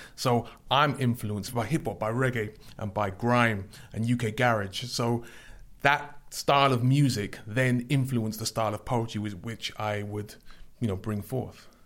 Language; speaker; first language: English; native; English